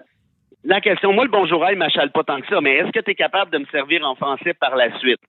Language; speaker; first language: French; native; French